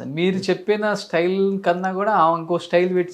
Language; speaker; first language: Telugu; native; Telugu